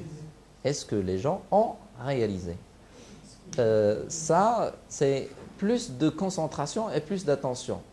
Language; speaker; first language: French; non-native, local second language; Arabic